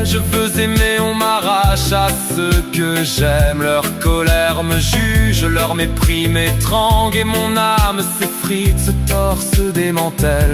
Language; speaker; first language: French; native; French